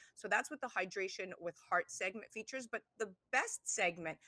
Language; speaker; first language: English; native; English